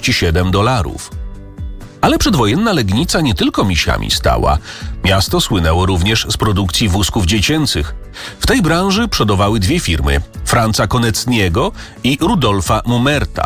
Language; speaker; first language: Polish; native; Polish